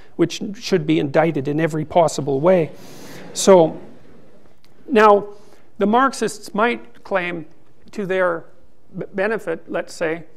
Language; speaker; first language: English; native; English